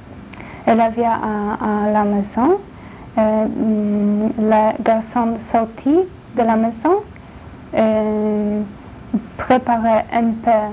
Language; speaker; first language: French; non-native, learner; Polish